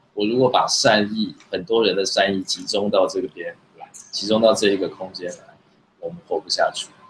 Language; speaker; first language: Chinese; native; Chinese